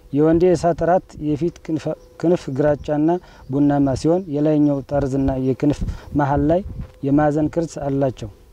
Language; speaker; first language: Amharic; native; Amharic